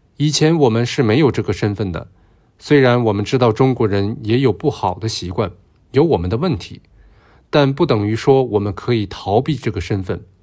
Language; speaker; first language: Chinese; non-native, local second language; Cantonese